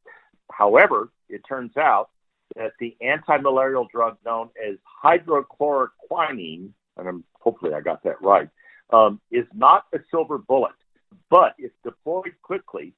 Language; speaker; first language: English; native; English